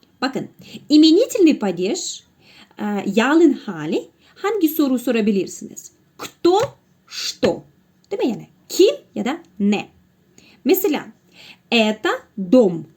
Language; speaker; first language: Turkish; non-native, fluent; Russian